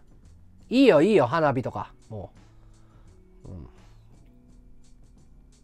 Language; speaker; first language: Japanese; native; Japanese